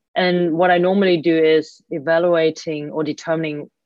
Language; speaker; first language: English; early bilingual, other home language; Cantonese